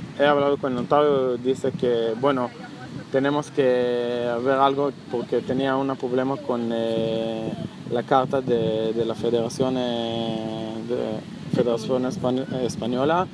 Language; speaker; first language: Spanish; non-native, learner; Hebrew